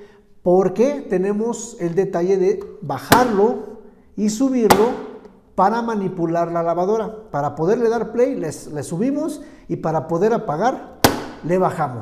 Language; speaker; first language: Spanish; native; Spanish